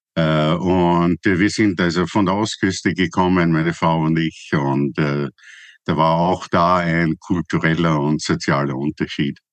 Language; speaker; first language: German; native; German